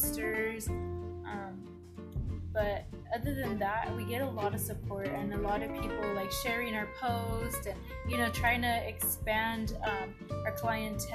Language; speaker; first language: English; native; English